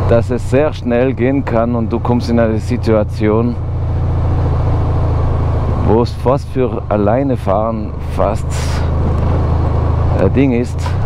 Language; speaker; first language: German; native; German